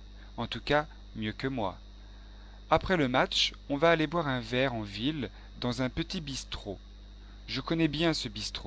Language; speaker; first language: French; non-native, learner; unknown